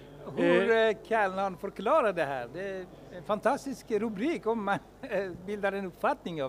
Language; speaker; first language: Swedish; non-native, fluent; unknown